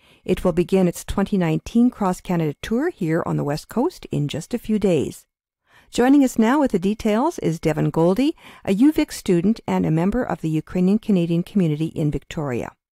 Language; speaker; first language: English; native; English